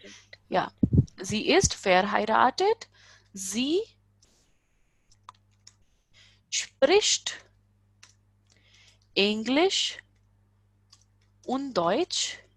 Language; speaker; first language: German; non-native, fluent; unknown